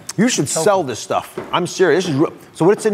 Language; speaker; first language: English; native; English